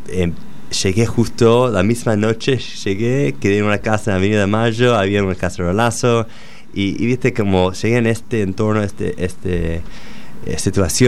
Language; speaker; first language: Spanish; non-native, fluent; English